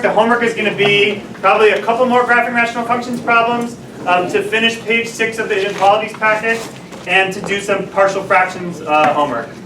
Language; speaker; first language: English; native; English